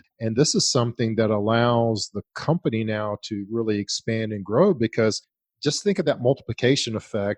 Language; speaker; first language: English; native; English